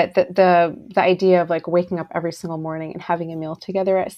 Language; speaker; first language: English; native; English